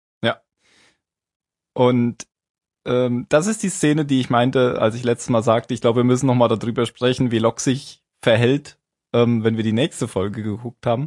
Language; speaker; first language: German; native; German